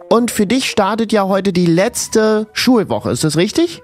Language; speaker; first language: German; native; German